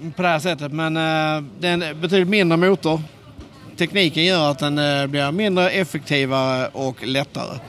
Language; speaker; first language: Swedish; native; Swedish